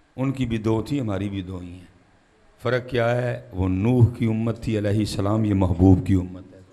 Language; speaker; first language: Urdu; non-native, local second language; Punjabi